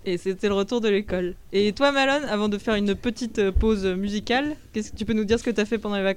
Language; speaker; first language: French; native; French